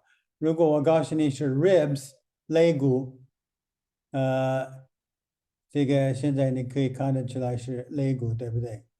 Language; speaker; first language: Chinese; non-native, fluent; English